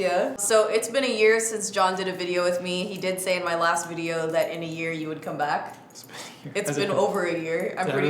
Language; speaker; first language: English; native; English